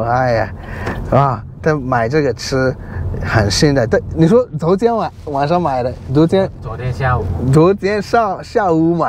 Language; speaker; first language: Chinese; non-native, learner; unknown